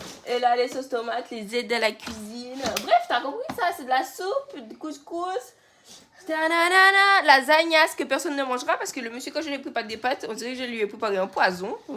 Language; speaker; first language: French; native; French